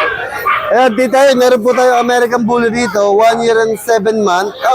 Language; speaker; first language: Filipino; native; Filipino